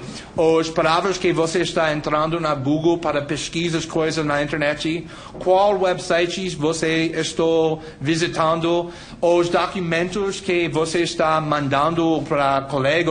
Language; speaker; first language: Portuguese; non-native, fluent; English